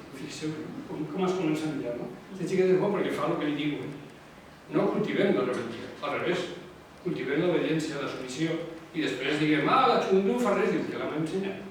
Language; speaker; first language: Catalan; non-native, local second language; Spanish